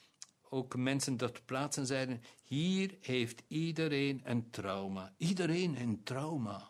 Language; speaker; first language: Dutch; non-native, local second language; German